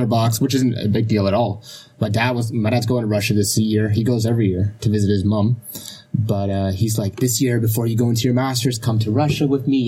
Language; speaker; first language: English; non-native, fluent; Russian